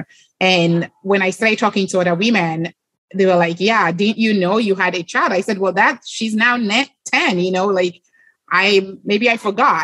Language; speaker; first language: English; non-native, local second language; Yoruba